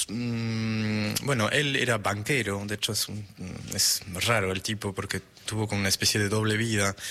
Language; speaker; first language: Spanish; non-native, fluent; French